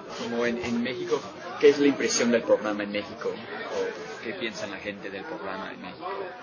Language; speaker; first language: Spanish; non-native, learner; English